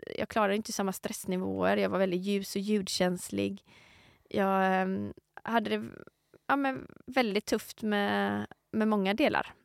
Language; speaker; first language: Swedish; native; Swedish